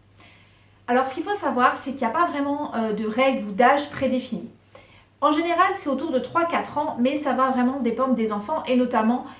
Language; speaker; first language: French; native; French